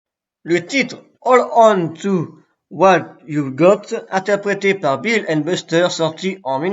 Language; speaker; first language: French; native; French